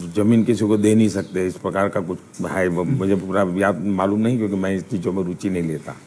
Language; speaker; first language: Hindi; non-native, local second language; Gujarati